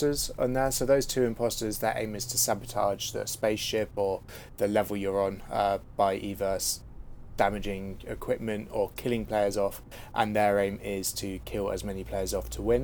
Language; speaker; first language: English; native; English